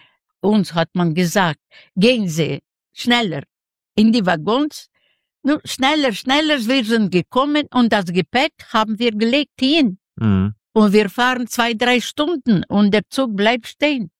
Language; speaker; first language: German; non-native, learner; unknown